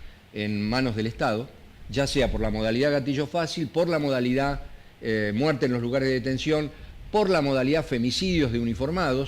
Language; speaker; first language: Spanish; native; Spanish